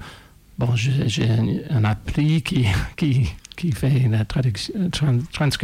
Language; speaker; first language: French; non-native, fluent; English